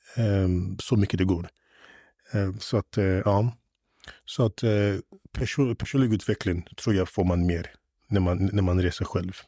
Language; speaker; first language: Swedish; non-native, fluent; English